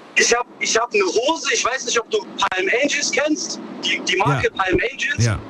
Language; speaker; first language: German; non-native, fluent; Chinese